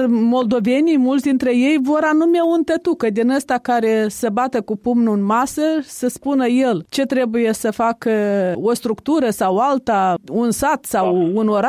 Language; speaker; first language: Romanian; native; Romanian